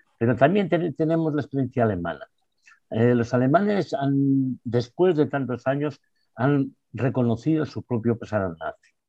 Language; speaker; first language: Spanish; non-native, local second language; Basque